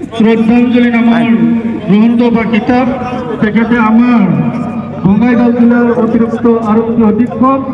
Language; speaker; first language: Assamese; native; Assamese